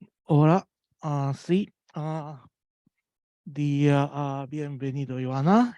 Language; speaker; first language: Spanish; non-native, learner; Japanese